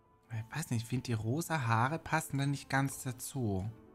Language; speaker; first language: German; native; German